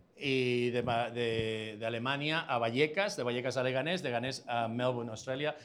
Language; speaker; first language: Spanish; native; Spanish